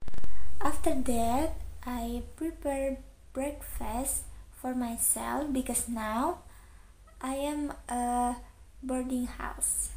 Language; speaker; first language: English; non-native, learner; Indonesian